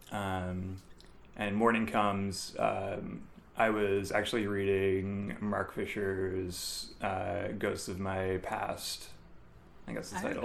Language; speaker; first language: English; native; English